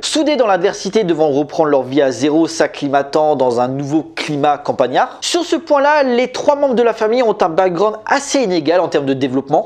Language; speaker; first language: French; native; French